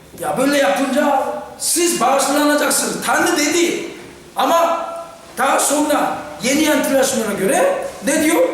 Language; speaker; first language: Turkish; non-native, fluent; Korean